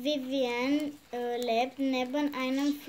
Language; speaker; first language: German; non-native, learner; Romanian